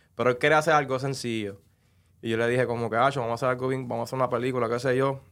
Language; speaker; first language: Spanish; native; Spanish